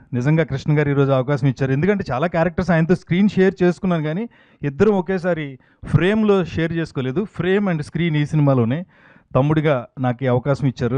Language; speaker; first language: Telugu; native; Telugu